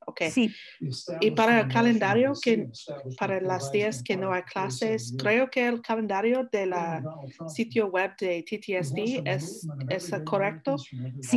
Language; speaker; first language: Spanish; non-native, learner; English